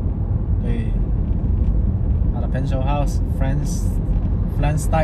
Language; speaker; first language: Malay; non-native, learner; Chinese